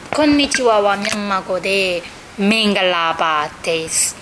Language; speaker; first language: Japanese; non-native, fluent; Burmese